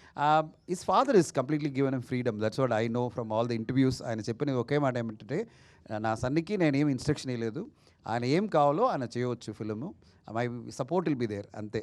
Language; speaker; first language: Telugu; non-native, fluent; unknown